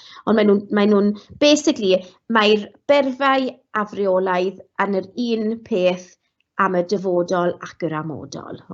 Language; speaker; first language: Welsh; non-native, local second language; English